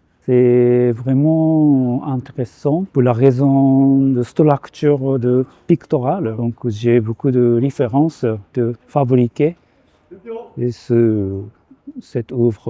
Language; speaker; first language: French; non-native, fluent; Japanese